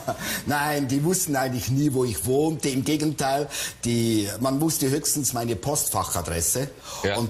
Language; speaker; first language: German; native; German